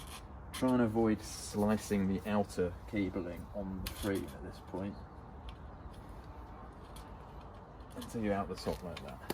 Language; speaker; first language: English; native; English